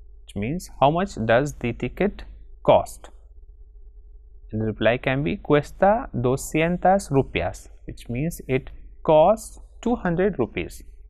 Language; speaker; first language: English; non-native, local second language; Hindi